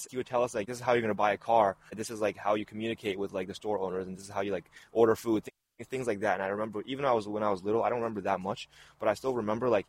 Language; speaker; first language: English; early bilingual, other home language; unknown